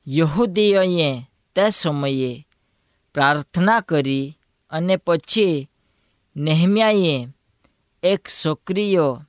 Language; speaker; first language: Gujarati; non-native, local second language; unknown